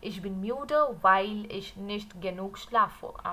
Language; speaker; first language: German; non-native, learner; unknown